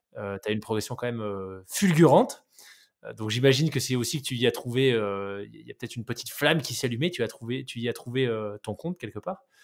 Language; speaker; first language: French; native; French